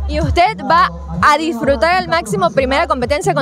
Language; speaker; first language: Spanish; native; Spanish